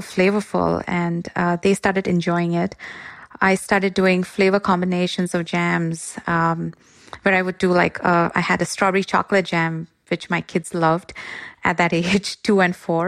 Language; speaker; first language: English; non-native, local second language; Gujarati